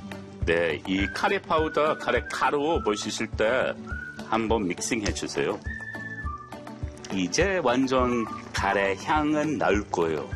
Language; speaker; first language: Korean; non-native, fluent; English